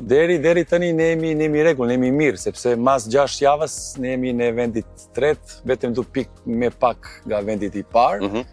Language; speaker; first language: Albanian; non-native, learner; Serbian